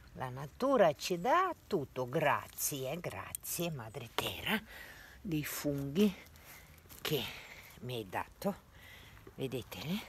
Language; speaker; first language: Italian; non-native, fluent; Russian